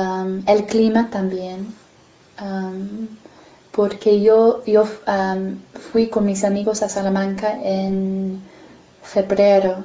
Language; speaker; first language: Spanish; non-native, fluent; English